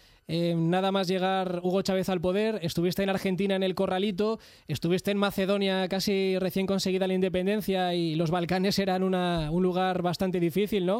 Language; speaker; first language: Spanish; native; Spanish